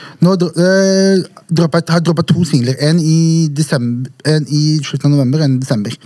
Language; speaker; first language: Norwegian; early bilingual, other home language; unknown